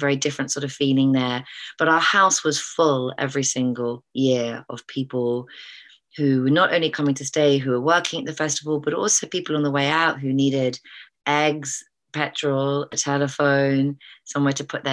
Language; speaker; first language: English; native; English